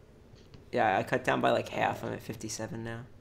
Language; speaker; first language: English; native; English